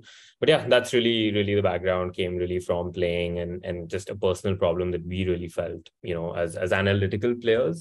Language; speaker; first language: English; non-native, local second language; Hindi